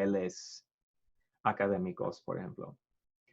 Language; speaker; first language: Spanish; non-native, fluent; English